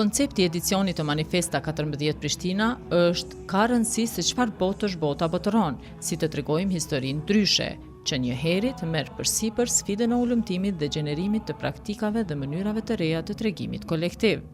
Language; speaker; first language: Albanian; native; Albanian